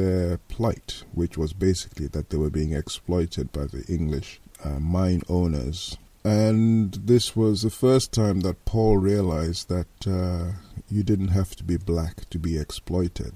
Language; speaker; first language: English; non-native, local second language; Yoruba